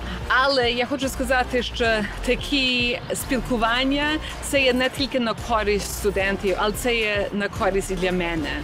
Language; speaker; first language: Ukrainian; early bilingual, heritage; Ukrainian